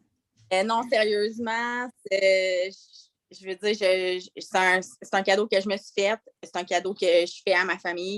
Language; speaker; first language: French; native; French